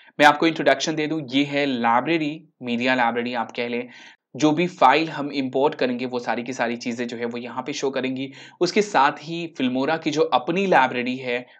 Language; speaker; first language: Hindi; native; Hindi